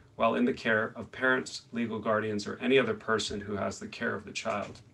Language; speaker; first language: English; native; English